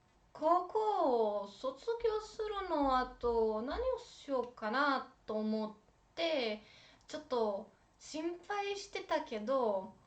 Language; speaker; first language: Japanese; non-native, learner; Romanian